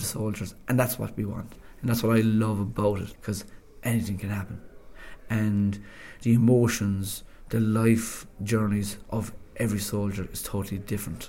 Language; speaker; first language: English; native; English